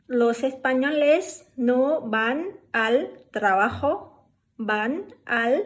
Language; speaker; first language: Spanish; non-native, fluent; Thai